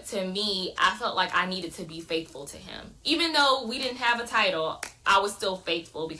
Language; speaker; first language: English; native; English